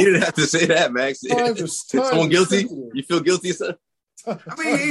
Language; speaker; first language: English; native; English